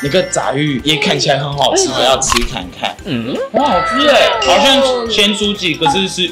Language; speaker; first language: Chinese; non-native, fluent; French